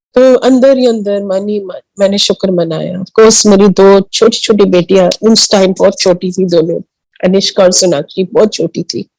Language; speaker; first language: Hindi; early bilingual, heritage; Hindi